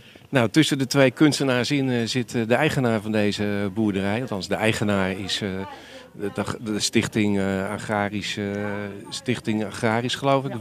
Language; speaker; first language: Dutch; native; Dutch